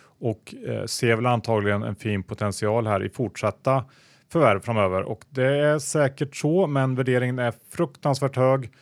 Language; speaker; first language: Swedish; native; Swedish